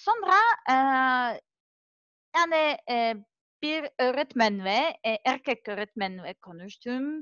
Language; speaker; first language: Turkish; non-native, learner; Serbian